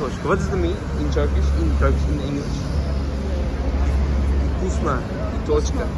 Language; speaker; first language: English; non-native, learner; Turkish